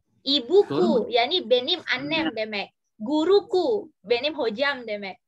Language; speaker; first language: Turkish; non-native, learner; Indonesian